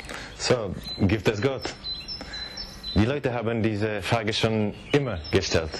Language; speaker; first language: German; non-native, fluent; Czech